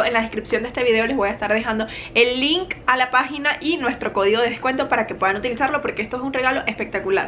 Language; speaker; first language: Spanish; native; Spanish